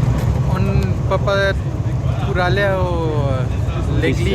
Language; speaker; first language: French; non-native, learner; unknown